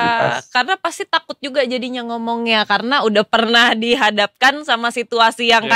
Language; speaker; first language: Indonesian; native; Indonesian